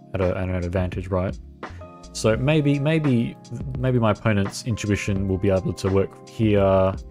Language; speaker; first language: English; native; English